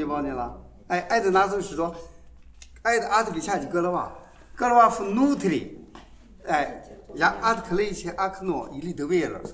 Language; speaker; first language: Russian; non-native, learner; Chinese